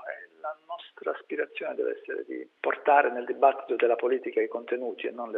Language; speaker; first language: Italian; native; Italian